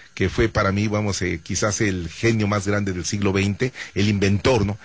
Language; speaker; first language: Spanish; native; Spanish